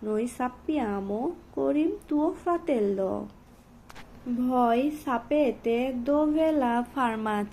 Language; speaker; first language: Italian; non-native, learner; Bangla